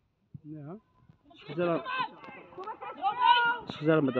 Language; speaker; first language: Dutch; early bilingual, other home language; Turkish